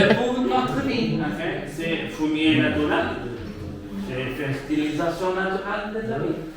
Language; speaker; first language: French; non-native, learner; Portuguese